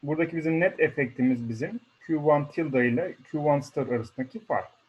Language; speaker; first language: Turkish; native; Turkish